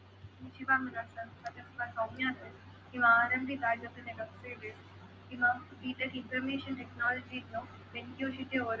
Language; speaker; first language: Japanese; non-native, learner; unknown